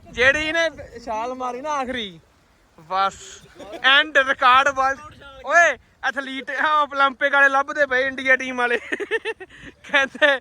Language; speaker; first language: Punjabi; native; Punjabi